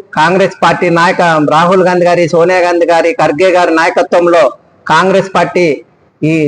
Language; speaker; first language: Telugu; native; Telugu